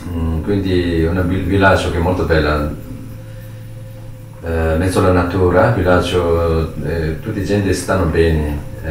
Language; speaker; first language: Italian; non-native, learner; Tibetan